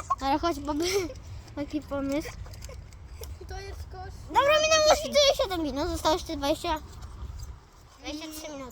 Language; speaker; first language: Polish; native; Polish